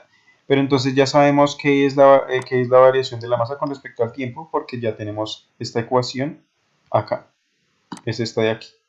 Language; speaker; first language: Spanish; native; Spanish